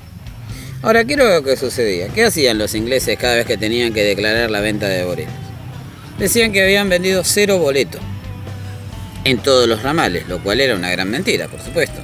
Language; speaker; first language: Spanish; native; Spanish